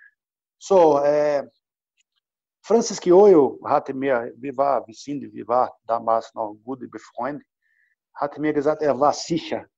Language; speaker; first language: German; non-native, learner; Portuguese